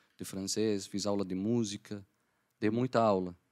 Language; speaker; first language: Portuguese; non-native, fluent; Arabic